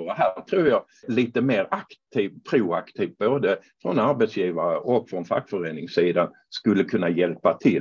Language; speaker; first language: Swedish; non-native, fluent; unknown